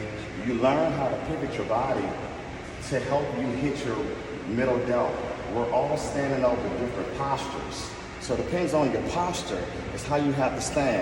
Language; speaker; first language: English; native; English